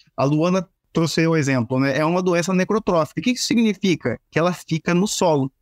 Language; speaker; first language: Portuguese; native; Portuguese